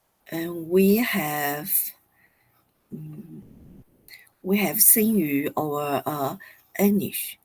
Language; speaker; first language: English; non-native, fluent; Chinese